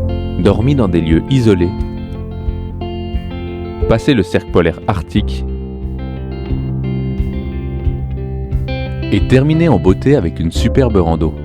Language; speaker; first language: French; native; French